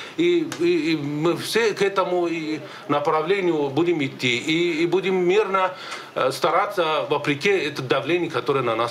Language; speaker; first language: Russian; native; Russian